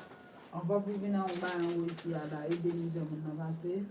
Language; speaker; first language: French; non-native, local second language; Haitian Creole